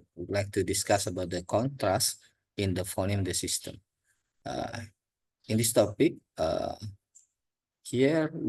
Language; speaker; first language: English; non-native, learner; Indonesian